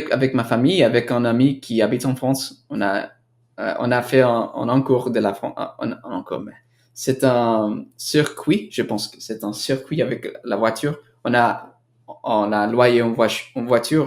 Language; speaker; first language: French; non-native, learner; Spanish